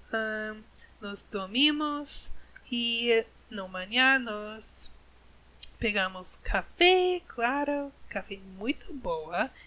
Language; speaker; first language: Portuguese; non-native, learner; English